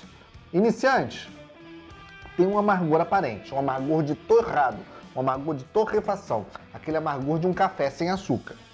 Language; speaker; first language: Portuguese; native; Portuguese